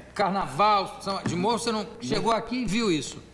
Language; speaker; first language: Portuguese; native; Portuguese